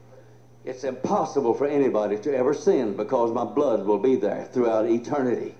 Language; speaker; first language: English; native; English